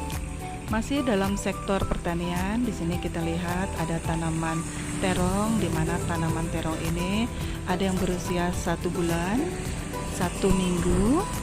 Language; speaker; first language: Indonesian; native; Indonesian